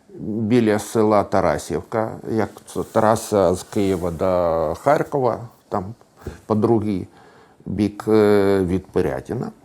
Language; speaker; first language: Ukrainian; non-native, local second language; Russian